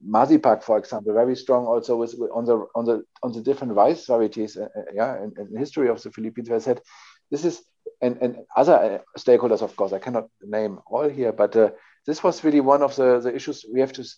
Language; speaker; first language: English; non-native, fluent; German